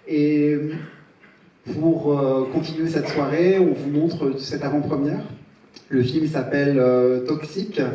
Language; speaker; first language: French; native; French